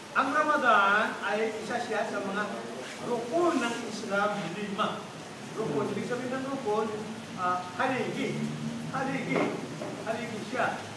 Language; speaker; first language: Filipino; non-native, local second language; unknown